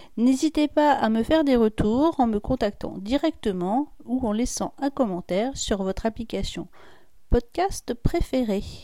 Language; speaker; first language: French; native; French